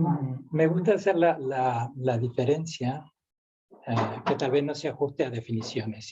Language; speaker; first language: Spanish; native; Spanish